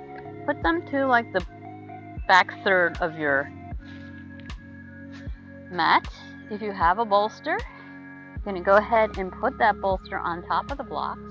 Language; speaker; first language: English; native; English